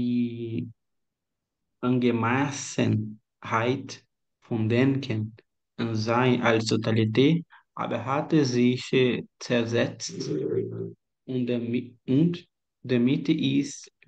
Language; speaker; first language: German; non-native, learner; Portuguese